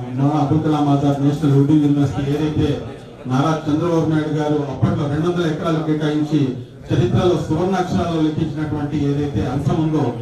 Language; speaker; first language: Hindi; non-native, local second language; Urdu